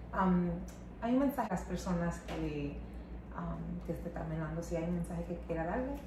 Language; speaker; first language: Spanish; non-native, local second language; English